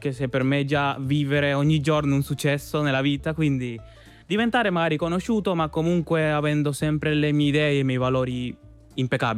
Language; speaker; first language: Italian; non-native, fluent; Spanish